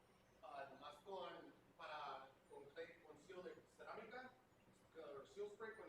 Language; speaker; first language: Spanish; native; Spanish